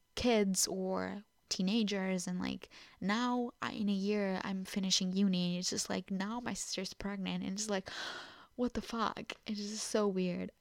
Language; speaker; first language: English; non-native, fluent; Portuguese